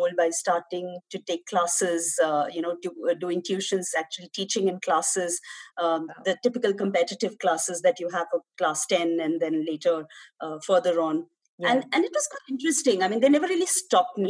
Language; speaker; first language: English; non-native, local second language; Hindi